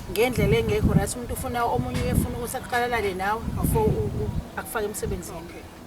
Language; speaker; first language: Zulu; native; Zulu